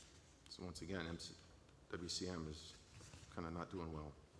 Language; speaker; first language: English; native; English